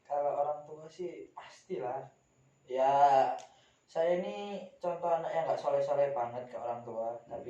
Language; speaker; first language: Indonesian; native; Indonesian